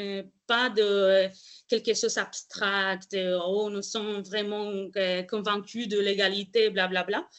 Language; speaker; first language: French; non-native, fluent; Spanish